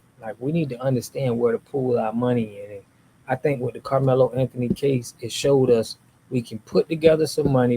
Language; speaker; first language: English; native; English